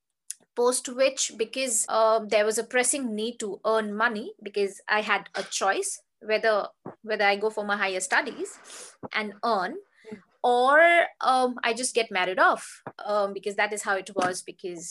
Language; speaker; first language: English; non-native, local second language; Hindi